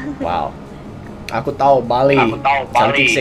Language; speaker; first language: Indonesian; non-native, learner; English